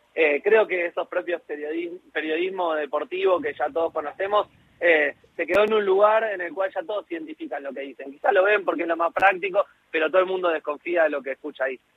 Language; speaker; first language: Spanish; native; Spanish